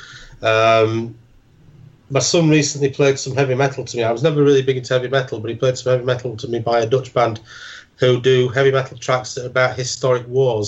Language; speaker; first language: English; native; English